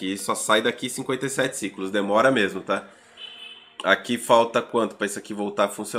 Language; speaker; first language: Portuguese; native; Portuguese